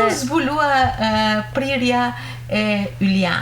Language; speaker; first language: Albanian; native; Albanian